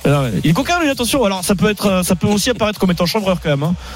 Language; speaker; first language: French; native; French